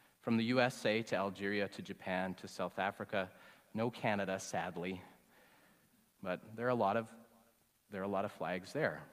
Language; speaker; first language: English; native; English